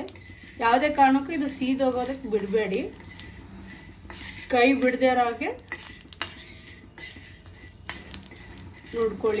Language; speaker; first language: Kannada; native; Kannada